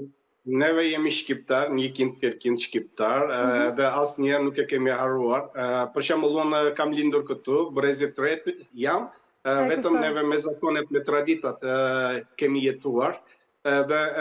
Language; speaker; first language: Albanian; early bilingual, heritage; Albanian